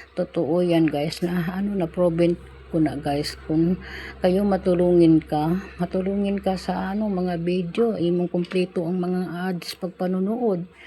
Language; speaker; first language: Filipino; non-native, local second language; Cebuano